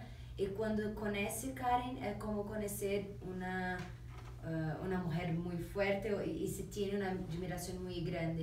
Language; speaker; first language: Portuguese; non-native, learner; Spanish